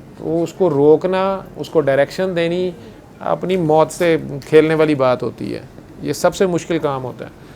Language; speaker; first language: Urdu; non-native, local second language; Punjabi